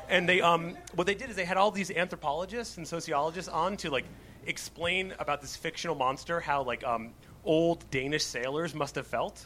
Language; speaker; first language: English; native; English